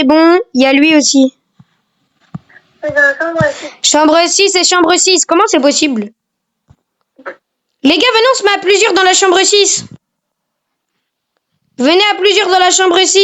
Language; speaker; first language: French; native; French